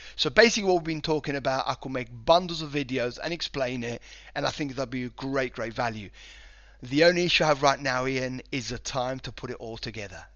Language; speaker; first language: English; non-native, fluent; Spanish